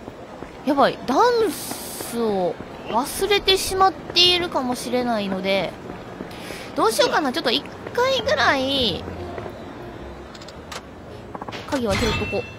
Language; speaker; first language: Japanese; native; Japanese